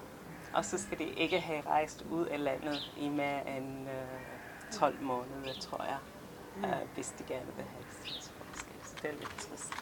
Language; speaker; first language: Danish; non-native, fluent; English